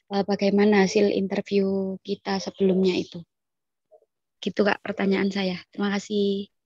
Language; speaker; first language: Indonesian; native; Indonesian